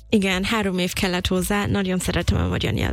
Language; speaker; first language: Hungarian; non-native, fluent; English